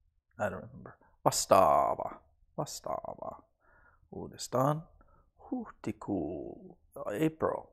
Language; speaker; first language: Finnish; non-native, learner; English